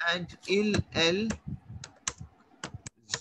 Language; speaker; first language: French; non-native, learner; Hindi